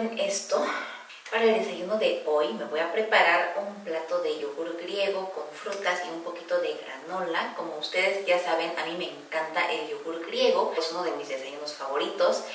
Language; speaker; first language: Spanish; non-native, fluent; Korean